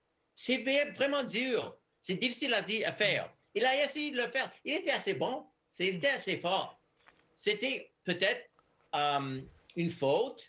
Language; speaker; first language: French; non-native, fluent; English